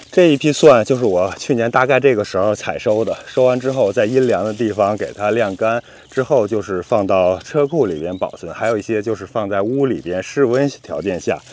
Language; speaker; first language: Chinese; native; Chinese